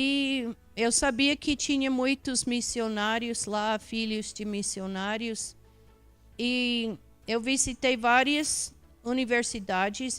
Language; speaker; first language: Portuguese; non-native, fluent; English